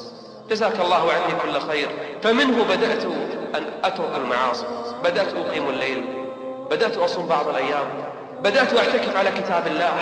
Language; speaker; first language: Arabic; native; Arabic